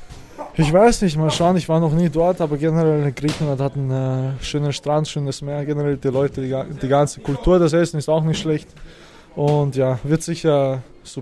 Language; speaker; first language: German; early bilingual, other home language; Serbian